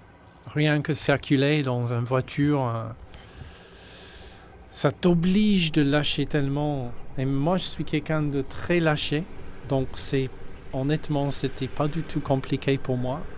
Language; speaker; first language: French; non-native, fluent; English